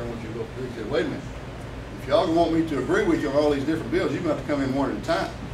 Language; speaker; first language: English; native; English